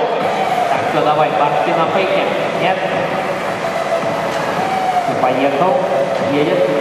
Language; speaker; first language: Russian; native; Russian